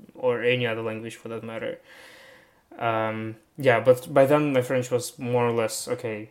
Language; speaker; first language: English; non-native, fluent; Russian